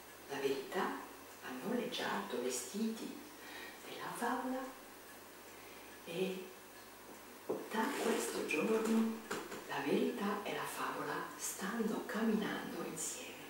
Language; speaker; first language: Italian; non-native, learner; German